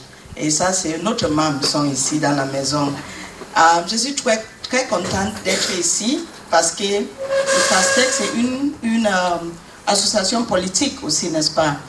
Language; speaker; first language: French; non-native, fluent; English